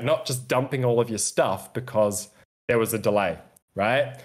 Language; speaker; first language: English; native; English